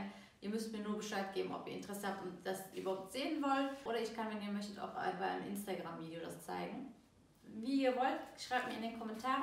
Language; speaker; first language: German; early bilingual, other home language; Turkish